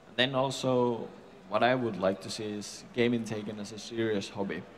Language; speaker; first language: English; non-native, fluent; Finnish